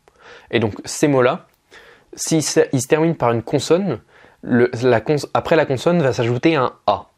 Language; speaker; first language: French; native; French